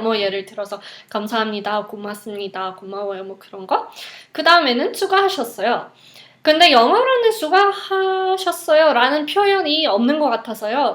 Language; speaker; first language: Korean; non-native, fluent; English